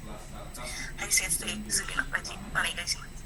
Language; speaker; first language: Japanese; non-native, learner; Indonesian